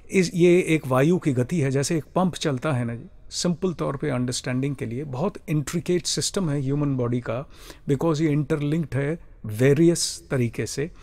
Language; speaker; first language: Hindi; native; Hindi